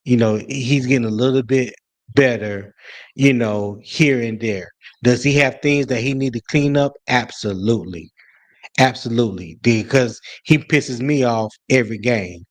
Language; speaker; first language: English; native; English